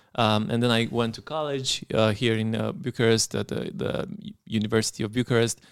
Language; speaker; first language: English; non-native, fluent; Romanian